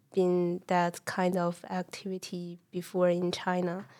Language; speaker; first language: English; non-native, fluent; Chinese